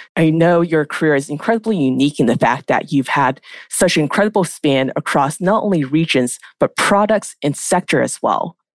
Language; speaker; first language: English; native; English